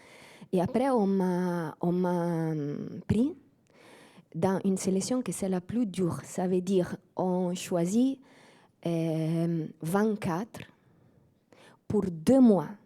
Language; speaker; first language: French; non-native, fluent; Italian